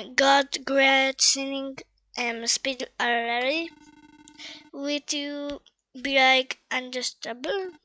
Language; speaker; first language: English; non-native, learner; Polish